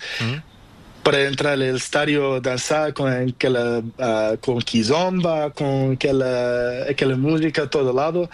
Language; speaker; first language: Spanish; non-native, learner; Portuguese